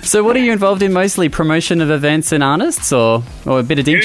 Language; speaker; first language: English; native; English